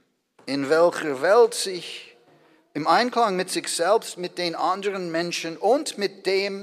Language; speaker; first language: German; non-native, fluent; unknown